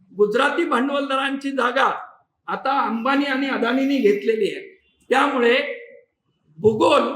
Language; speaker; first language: Marathi; native; Marathi